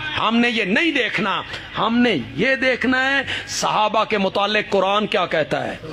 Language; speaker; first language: Urdu; non-native, local second language; Punjabi